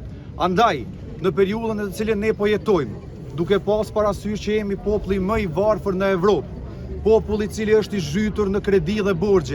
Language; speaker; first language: Albanian; native; Albanian